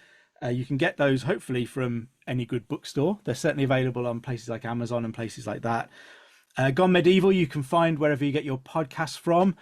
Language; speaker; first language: English; native; English